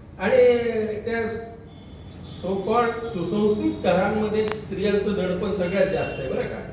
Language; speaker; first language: Marathi; non-native, local second language; Urdu